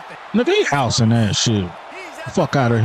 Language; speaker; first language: English; native; English